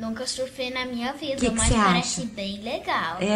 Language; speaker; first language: Portuguese; early bilingual, heritage; Portuguese